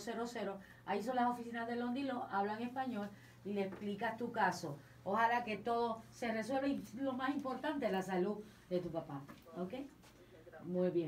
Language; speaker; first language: Spanish; native; Spanish